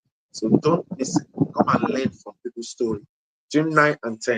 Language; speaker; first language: English; non-native, local second language; Yoruba